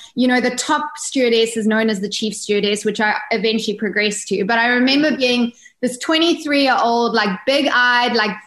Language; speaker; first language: English; native; English